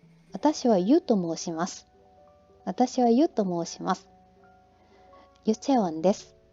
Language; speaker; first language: Japanese; non-native, learner; Korean